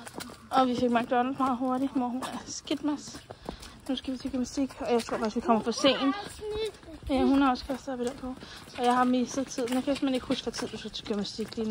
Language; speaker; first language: Danish; native; Danish